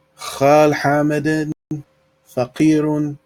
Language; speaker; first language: Arabic; non-native, fluent; English